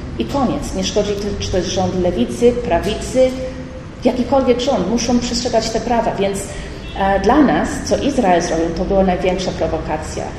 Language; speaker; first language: Polish; early bilingual, heritage; Polish